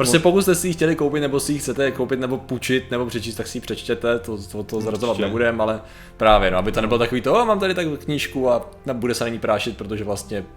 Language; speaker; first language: Czech; native; Czech